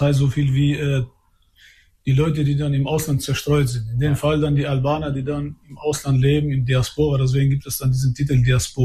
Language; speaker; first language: German; early bilingual, other home language; Albanian